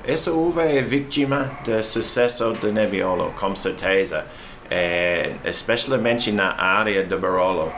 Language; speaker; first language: Portuguese; non-native, learner; English